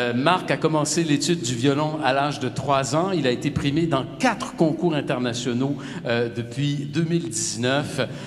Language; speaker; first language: French; native; French